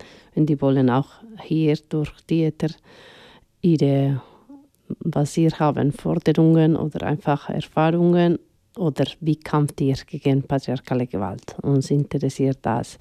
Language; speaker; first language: German; non-native, fluent; Spanish